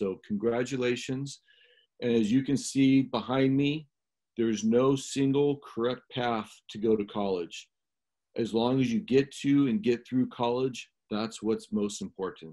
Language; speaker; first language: English; native; English